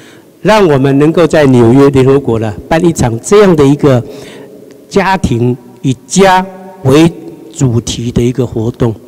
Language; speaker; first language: Chinese; native; Chinese